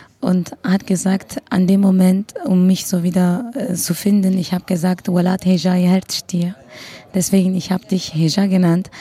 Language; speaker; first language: German; non-native, fluent; Kurdish